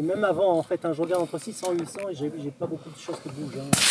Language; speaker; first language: French; native; French